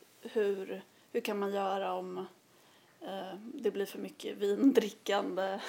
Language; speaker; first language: Swedish; native; Swedish